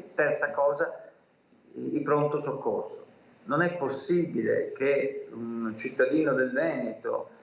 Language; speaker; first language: Italian; native; Italian